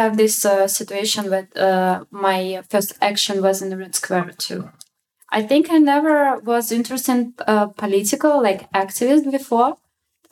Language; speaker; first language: English; non-native, learner; Russian